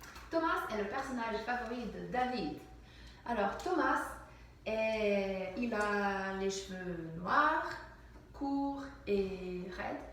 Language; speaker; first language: French; non-native, fluent; English